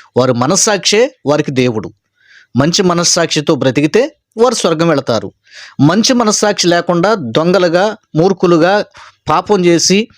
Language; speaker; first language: Telugu; native; Telugu